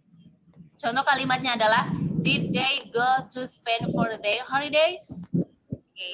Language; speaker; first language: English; non-native, learner; Indonesian